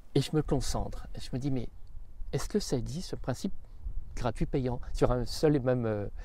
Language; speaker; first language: French; native; French